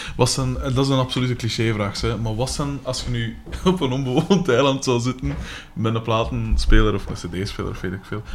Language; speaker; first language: Dutch; native; Dutch